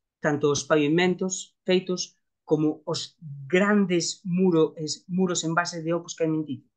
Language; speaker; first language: Portuguese; non-native, learner; Galician